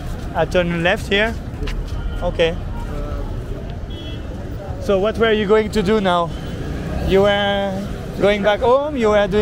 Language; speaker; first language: English; non-native, fluent; French